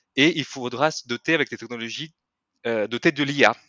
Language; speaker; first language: French; non-native, fluent; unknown